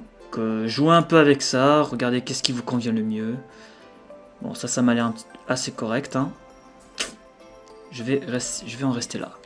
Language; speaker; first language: French; native; French